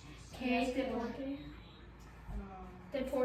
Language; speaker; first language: Spanish; non-native, learner; English